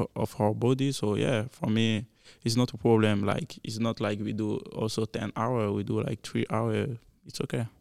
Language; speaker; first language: English; non-native, learner; French